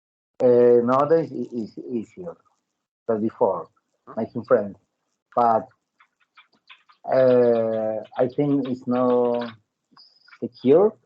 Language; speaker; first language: English; non-native, learner; Spanish